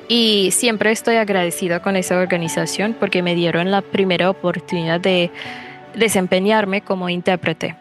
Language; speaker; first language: Spanish; non-native, fluent; English